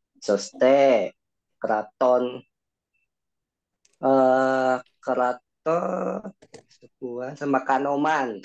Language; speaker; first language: Japanese; non-native, learner; Indonesian